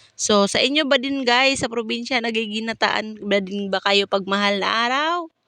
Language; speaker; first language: Filipino; non-native, local second language; Cebuano